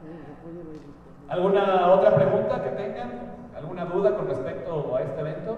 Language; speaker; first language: Spanish; native; Spanish